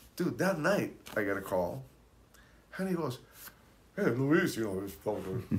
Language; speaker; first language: English; early bilingual, other home language; Spanish